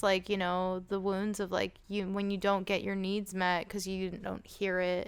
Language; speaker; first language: English; native; English